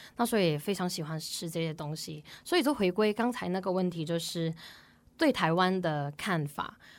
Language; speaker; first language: Chinese; non-native, local second language; Cantonese